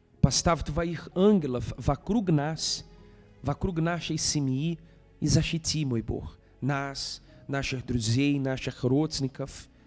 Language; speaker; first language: Russian; non-native, fluent; Portuguese